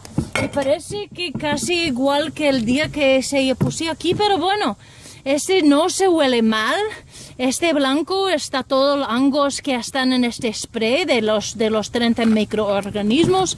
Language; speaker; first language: Spanish; non-native, learner; English